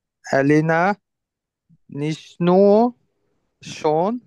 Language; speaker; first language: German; non-native, learner; Bangla